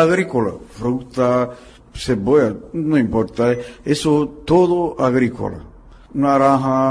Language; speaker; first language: Spanish; non-native, learner; Romanian